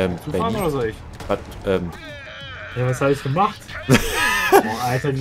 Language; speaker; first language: German; native; German